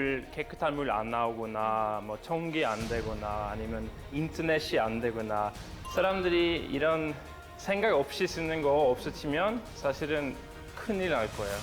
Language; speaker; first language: Korean; non-native, fluent; Norwegian